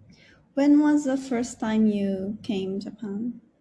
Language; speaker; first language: English; non-native, learner; Japanese